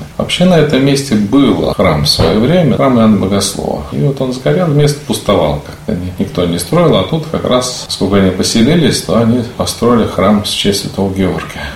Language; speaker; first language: Russian; native; Russian